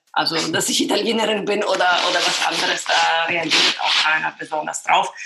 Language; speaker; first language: German; non-native, fluent; Italian